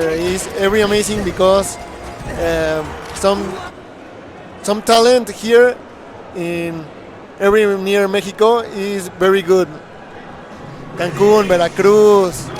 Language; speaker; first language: English; non-native, learner; Spanish